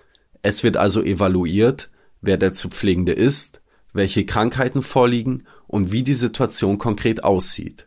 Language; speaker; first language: German; native; German